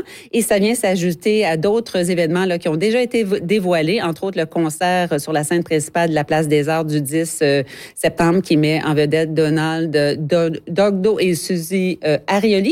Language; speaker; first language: French; native; French